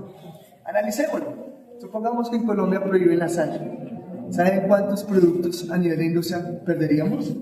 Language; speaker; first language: Spanish; native; Spanish